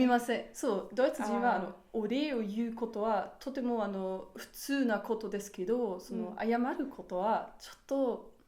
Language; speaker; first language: Japanese; non-native, learner; German